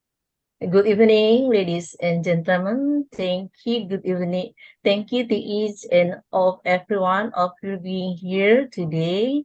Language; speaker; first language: English; non-native, learner; Indonesian